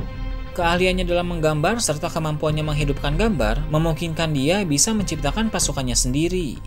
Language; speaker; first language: Indonesian; native; Indonesian